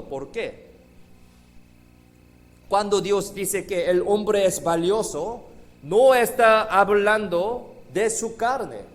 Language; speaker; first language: Spanish; non-native, fluent; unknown